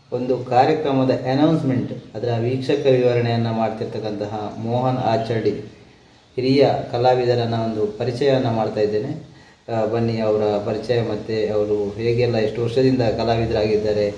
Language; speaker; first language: Kannada; native; Kannada